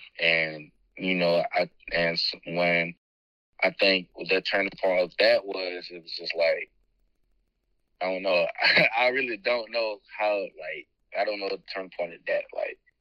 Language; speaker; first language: English; native; English